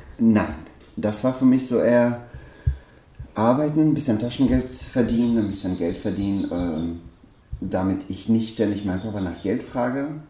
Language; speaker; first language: German; non-native, fluent; Persian